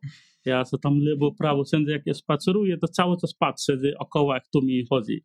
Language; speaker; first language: Polish; non-native, learner; Nepali